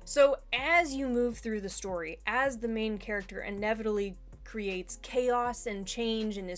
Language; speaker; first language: English; native; English